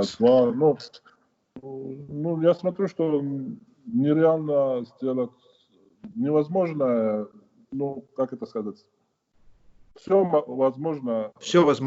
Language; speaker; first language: Russian; non-native, fluent; Georgian